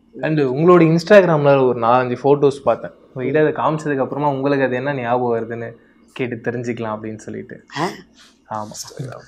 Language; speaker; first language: Tamil; native; Tamil